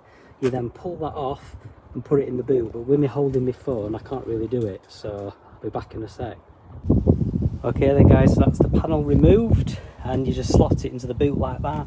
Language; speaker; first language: English; native; English